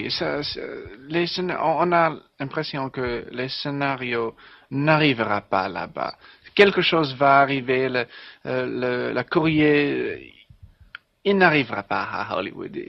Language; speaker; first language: French; non-native, learner; English